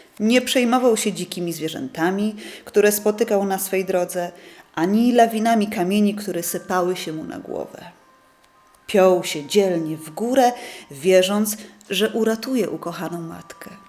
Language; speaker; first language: Polish; native; Polish